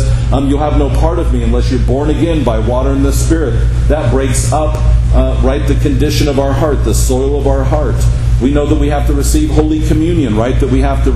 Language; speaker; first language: English; native; English